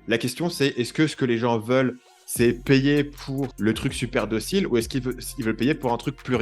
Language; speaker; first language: French; native; French